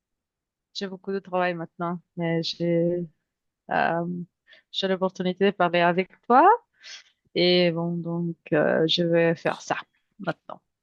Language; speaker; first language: French; non-native, fluent; Spanish